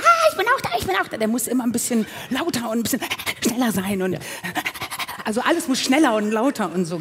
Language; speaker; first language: German; native; German